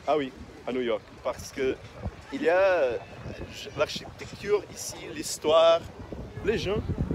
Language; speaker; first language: French; non-native, fluent; Portuguese